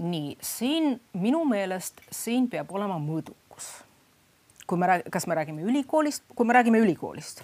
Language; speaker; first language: Estonian; non-native, fluent; Russian